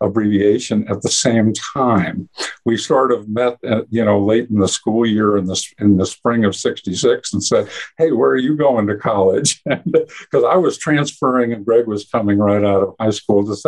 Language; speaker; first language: English; native; English